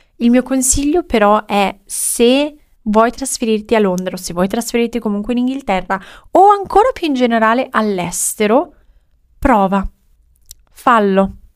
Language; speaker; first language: Italian; native; Italian